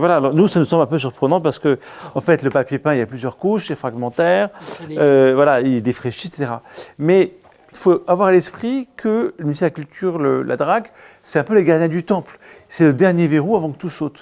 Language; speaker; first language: French; native; French